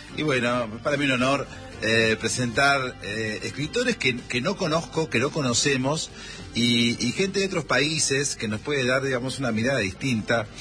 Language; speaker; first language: Spanish; native; Spanish